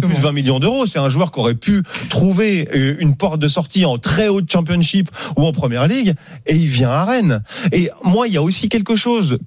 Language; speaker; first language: French; native; French